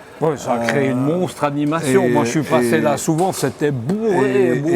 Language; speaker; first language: French; native; French